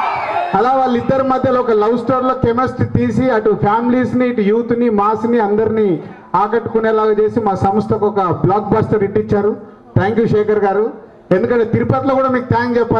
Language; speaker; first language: Telugu; native; Telugu